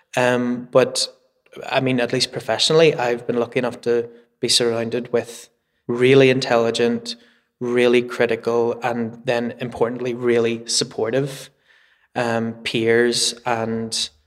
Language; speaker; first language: English; native; English